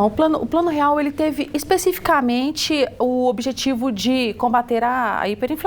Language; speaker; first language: Portuguese; native; Portuguese